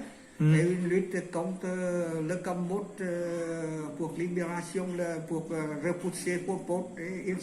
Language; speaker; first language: French; non-native, learner; Vietnamese